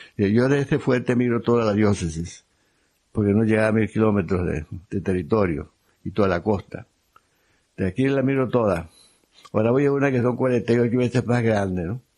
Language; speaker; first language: Spanish; native; Spanish